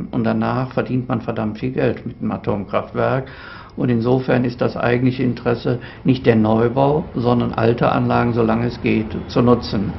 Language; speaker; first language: German; native; German